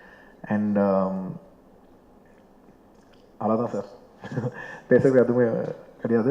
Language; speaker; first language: Tamil; non-native, local second language; Telugu